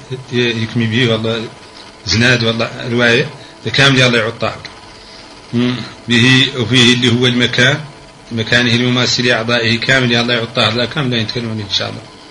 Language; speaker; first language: Arabic; native; Arabic